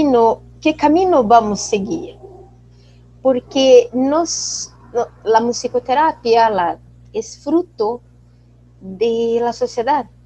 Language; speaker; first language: Spanish; non-native, fluent; Portuguese